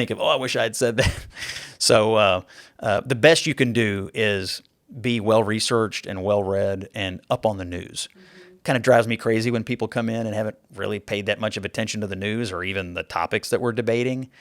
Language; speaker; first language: English; native; English